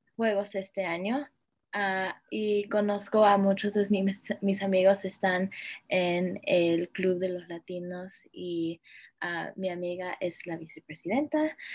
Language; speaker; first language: Spanish; early bilingual, heritage; Spanish